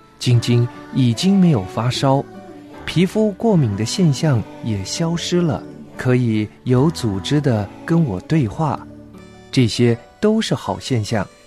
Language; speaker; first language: Chinese; non-native, local second language; Cantonese